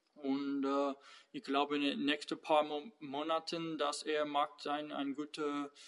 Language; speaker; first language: German; non-native, learner; English